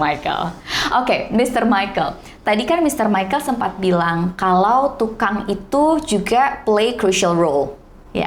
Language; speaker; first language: Indonesian; native; Indonesian